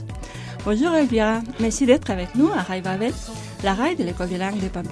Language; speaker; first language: French; non-native, learner; Spanish